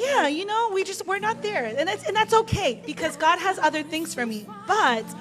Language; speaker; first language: English; early bilingual, other home language; Spanish